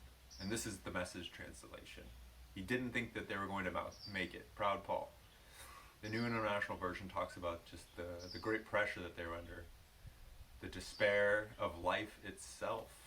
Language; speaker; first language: English; native; English